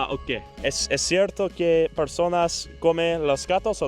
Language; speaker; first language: Spanish; non-native, learner; English